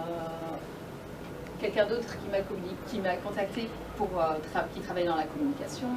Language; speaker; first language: French; native; French